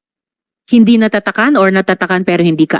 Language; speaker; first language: Filipino; native; Filipino